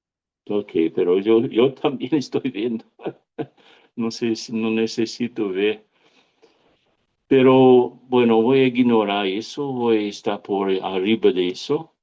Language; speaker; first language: Spanish; non-native, fluent; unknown